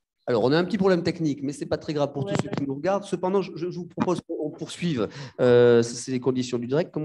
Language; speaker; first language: French; native; French